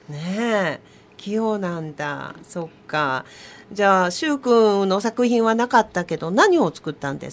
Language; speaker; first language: Japanese; native; Japanese